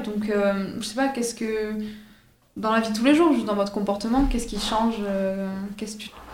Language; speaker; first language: French; native; French